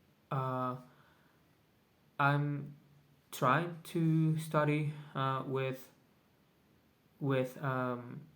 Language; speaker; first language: English; non-native, learner; Spanish